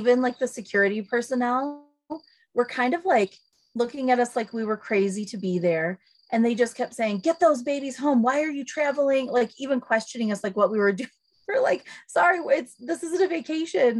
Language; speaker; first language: English; native; English